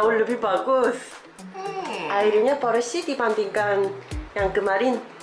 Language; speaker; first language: Indonesian; non-native, learner; Korean